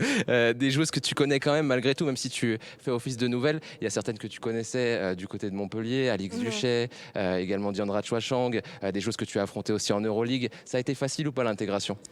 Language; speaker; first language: French; native; French